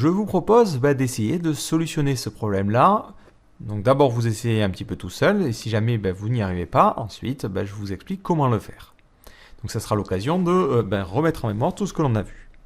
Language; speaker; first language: French; native; French